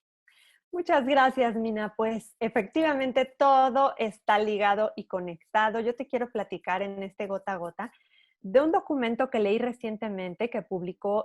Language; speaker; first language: Spanish; native; Spanish